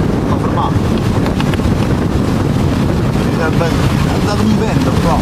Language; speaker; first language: Italian; native; Italian